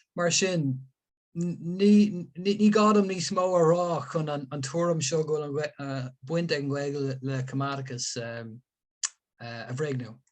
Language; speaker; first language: Irish; non-native, local second language; English